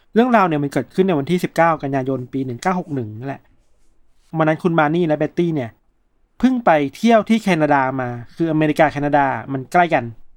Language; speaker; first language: Thai; native; Thai